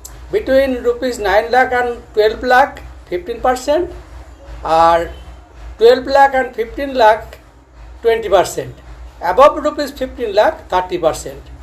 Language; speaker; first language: English; non-native, local second language; Bangla